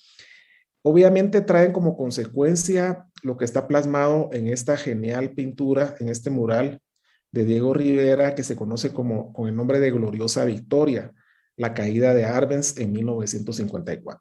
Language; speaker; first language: Spanish; native; Spanish